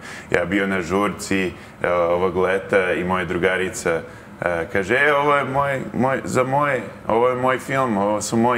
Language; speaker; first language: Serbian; early bilingual, heritage; Serbian